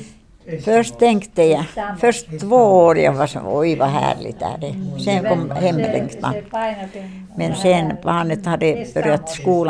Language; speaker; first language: Swedish; non-native, learner; Finnish